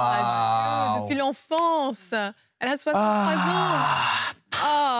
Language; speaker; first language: French; native; French